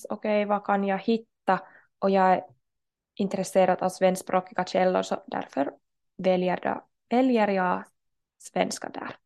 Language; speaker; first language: Swedish; non-native, local second language; Finnish